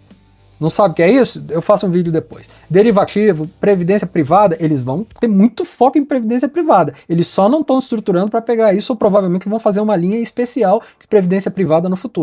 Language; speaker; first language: Portuguese; native; Portuguese